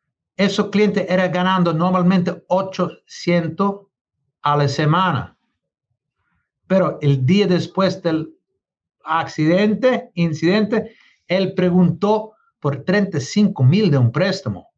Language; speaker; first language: Spanish; non-native, learner; English